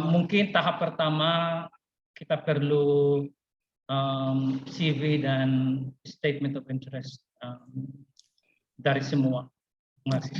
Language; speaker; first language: Indonesian; non-native, fluent; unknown